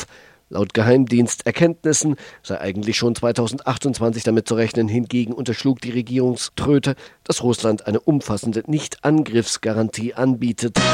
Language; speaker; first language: German; native; German